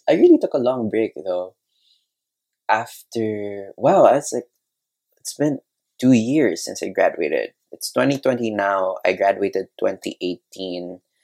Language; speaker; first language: English; non-native, local second language; Cebuano